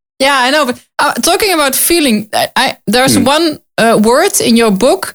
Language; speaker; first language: English; non-native, learner; Dutch